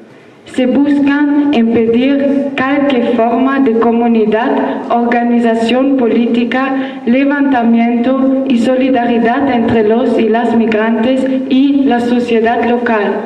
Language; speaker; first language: Spanish; non-native, learner; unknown